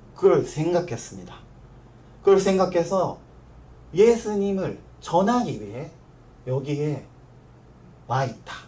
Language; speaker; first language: Korean; non-native, learner; Japanese